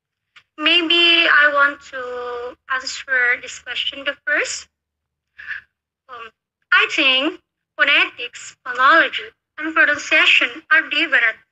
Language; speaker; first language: English; non-native, learner; Indonesian